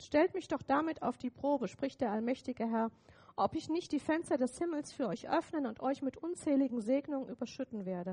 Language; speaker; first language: German; native; German